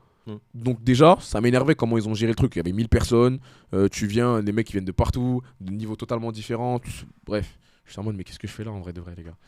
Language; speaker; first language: French; native; French